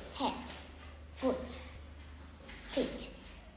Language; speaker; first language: English; non-native, learner; Vietnamese